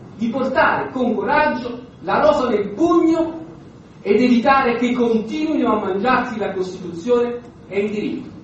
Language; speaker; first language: Italian; native; Italian